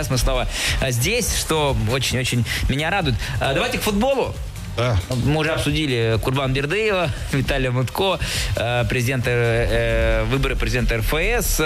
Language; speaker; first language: Russian; native; Russian